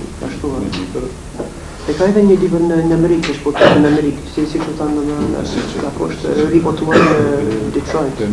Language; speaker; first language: Albanian; non-native, fluent; English